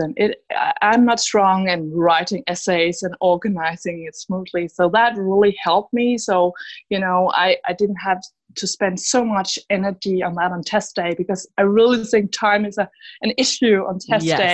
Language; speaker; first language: English; non-native, fluent; Danish